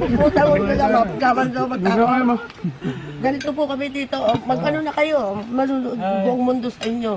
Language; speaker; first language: Filipino; native; Filipino